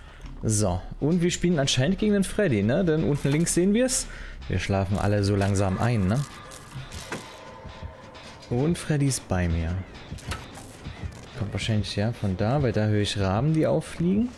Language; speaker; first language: German; native; German